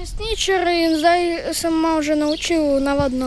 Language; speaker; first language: Slovenian; non-native, local second language; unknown